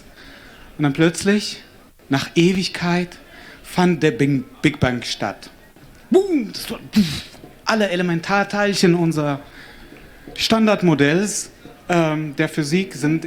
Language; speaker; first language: German; non-native, fluent; Arabic